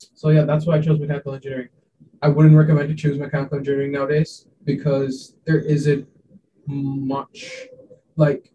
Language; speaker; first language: English; non-native, local second language; Hindi